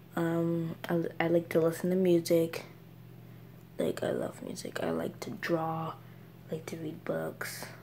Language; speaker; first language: English; native; English